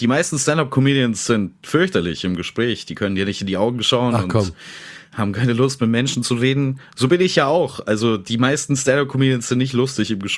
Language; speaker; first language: German; native; German